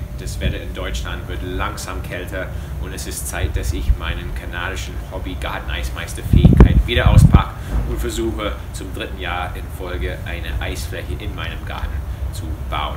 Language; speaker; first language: German; non-native, fluent; English